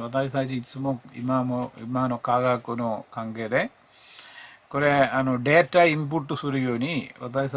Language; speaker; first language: Japanese; non-native, fluent; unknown